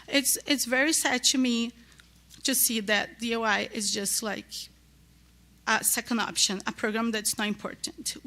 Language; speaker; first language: English; non-native, learner; Portuguese